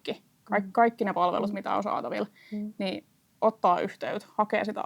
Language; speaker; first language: Finnish; native; Finnish